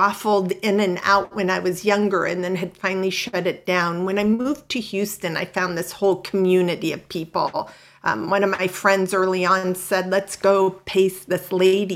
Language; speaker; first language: English; native; English